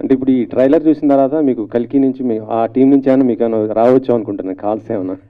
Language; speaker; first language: Telugu; native; Telugu